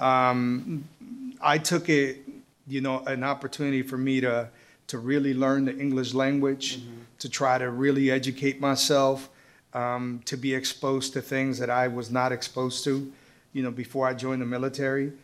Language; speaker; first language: English; early bilingual, other home language; Spanish